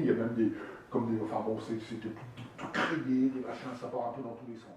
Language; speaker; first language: French; native; French